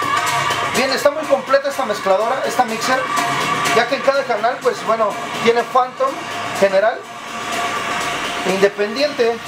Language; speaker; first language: Spanish; native; Spanish